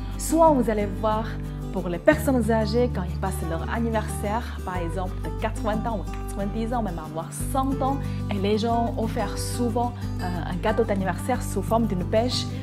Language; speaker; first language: French; non-native, fluent; Chinese